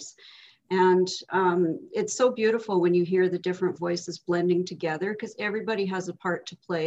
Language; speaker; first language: English; native; English